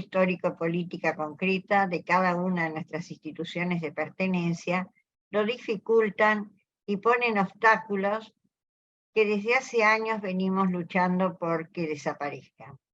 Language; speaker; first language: Spanish; native; Spanish